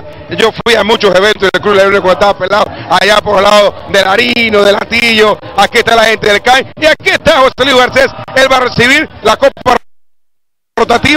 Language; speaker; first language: Spanish; native; Spanish